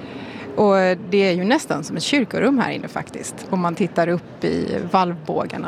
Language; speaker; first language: Swedish; native; Swedish